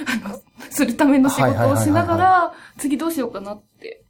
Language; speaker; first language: Japanese; native; Japanese